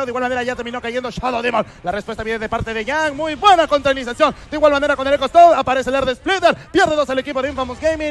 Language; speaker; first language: Spanish; native; Spanish